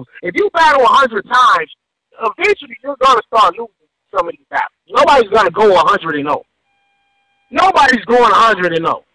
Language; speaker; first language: English; native; English